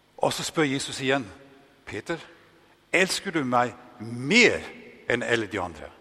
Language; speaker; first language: Norwegian; native; Norwegian